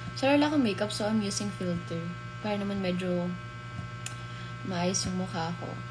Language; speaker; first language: Filipino; native; Filipino